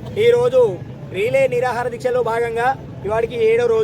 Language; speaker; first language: Telugu; native; Telugu